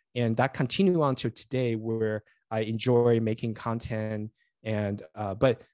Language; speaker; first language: English; non-native, fluent; Chinese